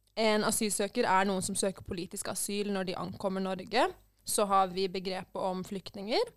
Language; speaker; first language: Norwegian; native; Norwegian